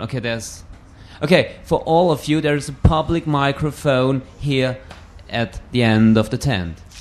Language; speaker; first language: English; non-native, fluent; German